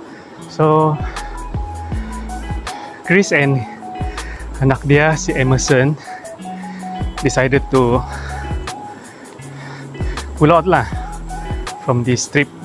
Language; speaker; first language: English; non-native, local second language; Malay